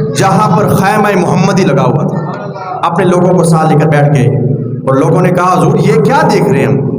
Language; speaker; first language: Urdu; non-native, local second language; Punjabi